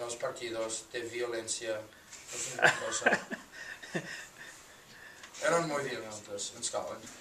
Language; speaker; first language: Spanish; non-native, learner; English